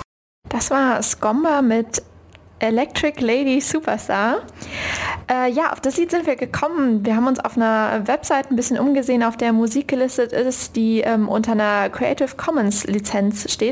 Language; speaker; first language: German; native; German